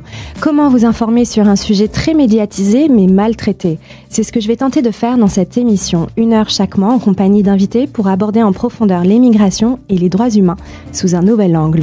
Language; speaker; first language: French; native; French